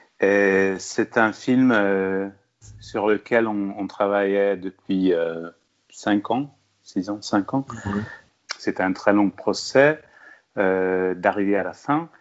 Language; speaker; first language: French; non-native, fluent; Hungarian